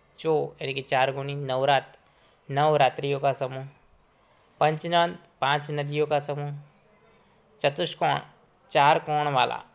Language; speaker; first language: Hindi; non-native, local second language; Gujarati